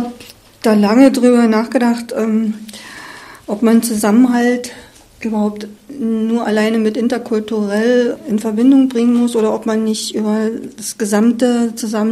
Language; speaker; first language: German; native; German